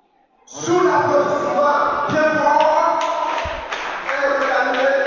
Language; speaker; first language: French; non-native, fluent; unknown